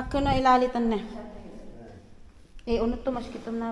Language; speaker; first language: Turkish; non-native, learner; Filipino